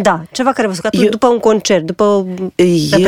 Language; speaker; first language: Romanian; native; Romanian